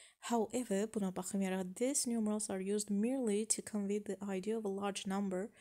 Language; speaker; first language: English; non-native, fluent; Azerbaijani